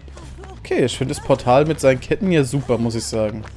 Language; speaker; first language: German; native; German